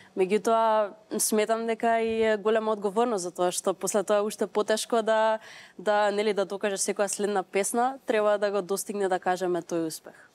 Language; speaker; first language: Macedonian; native; Macedonian